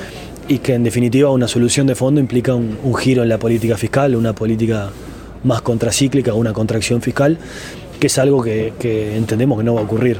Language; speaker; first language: Spanish; native; Spanish